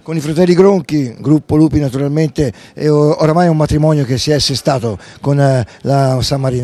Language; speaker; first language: Italian; native; Italian